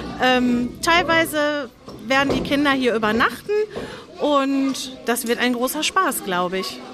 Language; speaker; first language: German; native; German